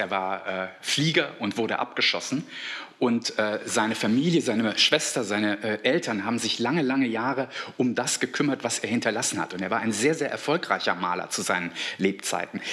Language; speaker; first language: German; native; German